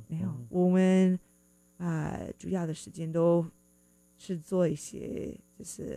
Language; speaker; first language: Chinese; non-native, fluent; English